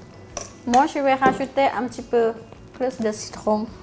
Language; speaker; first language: French; non-native, learner; Thai